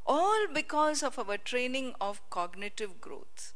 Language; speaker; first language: English; non-native, local second language; Hindi